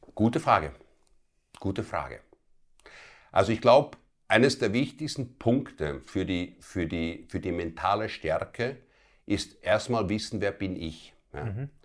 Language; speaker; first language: German; early bilingual, other home language; Italian